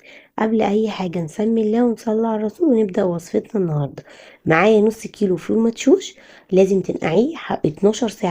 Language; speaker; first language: Arabic; native; Arabic